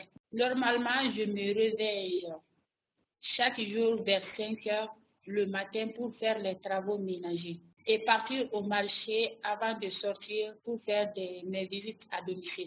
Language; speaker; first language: French; non-native, local second language; Bambara